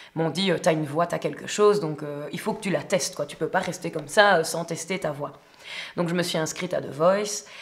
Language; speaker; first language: French; native; French